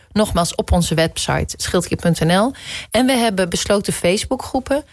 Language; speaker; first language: Dutch; native; Dutch